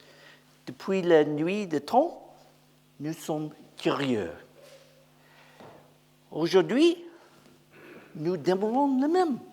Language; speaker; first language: French; non-native, learner; English